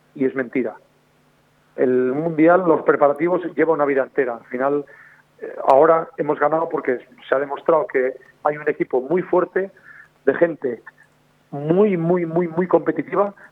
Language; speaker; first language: Spanish; native; Spanish